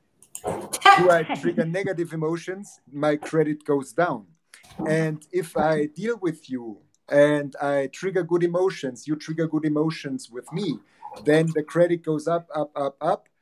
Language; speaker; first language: English; non-native, fluent; German